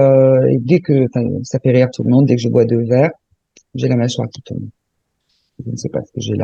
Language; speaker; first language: French; native; French